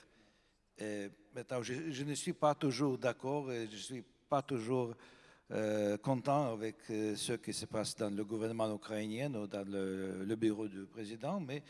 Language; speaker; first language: French; non-native, fluent; Russian